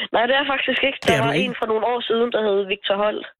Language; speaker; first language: Danish; native; Danish